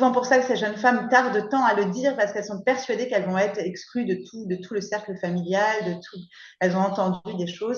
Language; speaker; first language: French; native; French